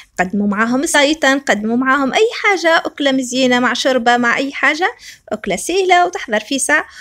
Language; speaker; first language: Arabic; native; Arabic